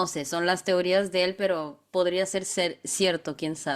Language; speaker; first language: Spanish; non-native, fluent; Bulgarian